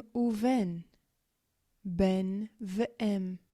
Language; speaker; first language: Hebrew; non-native, learner; English